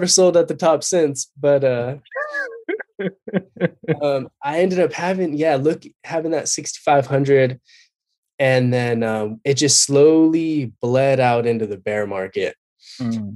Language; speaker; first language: English; native; English